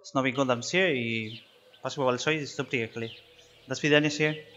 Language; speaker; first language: Russian; non-native, learner; Spanish